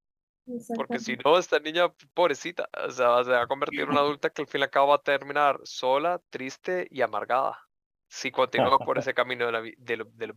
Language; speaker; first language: Spanish; native; Spanish